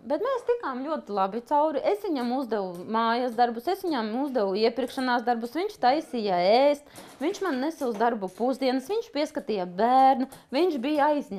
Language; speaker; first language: Latvian; native; Latvian